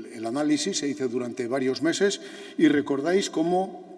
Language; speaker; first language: Spanish; native; Spanish